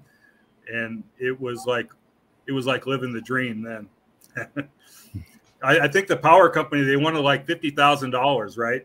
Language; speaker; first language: English; native; English